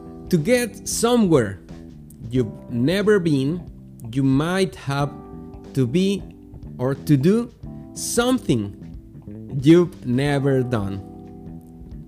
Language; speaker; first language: English; non-native, learner; Spanish